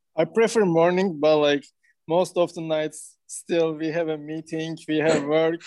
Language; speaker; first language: English; non-native, learner; Turkish